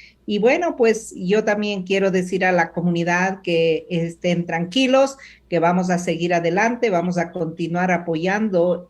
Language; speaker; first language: Spanish; native; Spanish